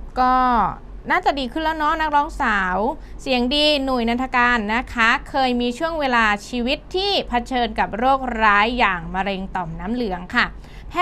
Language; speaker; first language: Thai; native; Thai